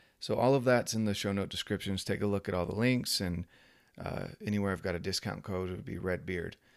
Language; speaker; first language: English; native; English